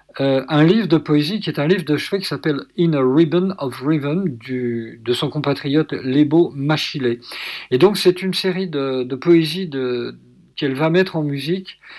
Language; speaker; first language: French; native; French